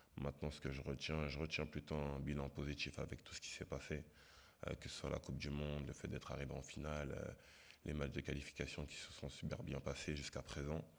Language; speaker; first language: French; native; French